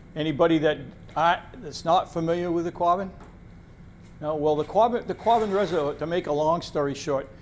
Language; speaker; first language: English; native; English